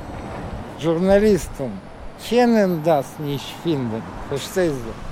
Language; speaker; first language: German; non-native, learner; Russian